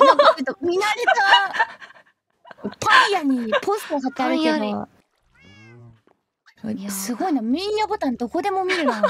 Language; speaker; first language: Japanese; native; Japanese